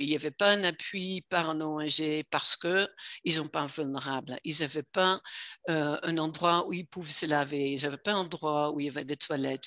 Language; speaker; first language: French; non-native, fluent; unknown